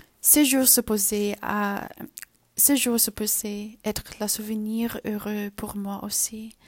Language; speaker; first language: French; non-native, learner; Chinese